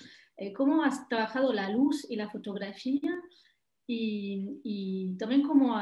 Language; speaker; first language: Spanish; non-native, fluent; French